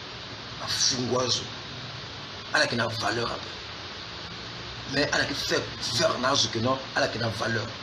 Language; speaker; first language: French; non-native, local second language; Sango